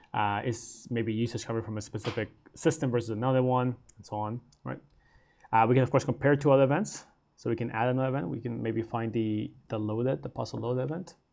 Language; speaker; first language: English; native; English